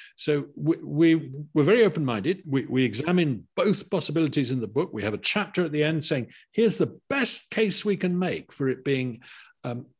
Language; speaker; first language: English; native; English